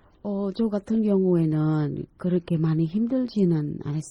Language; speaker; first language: Korean; non-native, fluent; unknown